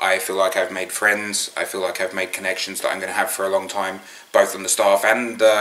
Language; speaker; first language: English; native; English